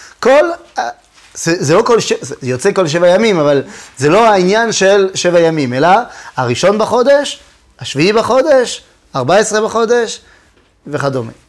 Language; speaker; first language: Hebrew; non-native, fluent; French